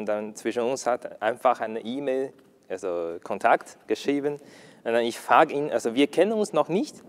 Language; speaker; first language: German; non-native, learner; Chinese